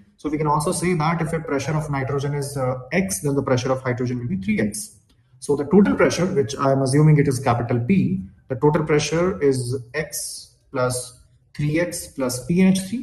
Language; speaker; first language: English; non-native, local second language; Hindi